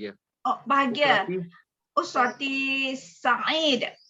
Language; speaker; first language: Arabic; non-native, learner; Malay